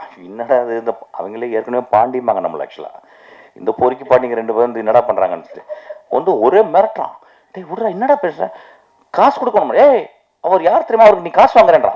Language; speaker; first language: Tamil; native; Tamil